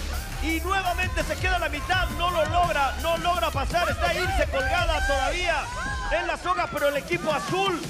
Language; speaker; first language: Spanish; native; Spanish